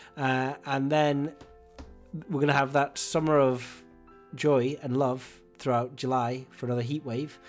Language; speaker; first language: English; native; English